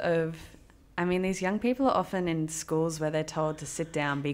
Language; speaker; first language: English; native; English